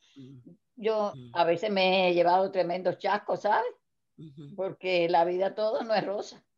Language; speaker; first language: Spanish; native; Spanish